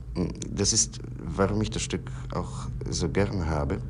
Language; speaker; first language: German; non-native, fluent; Polish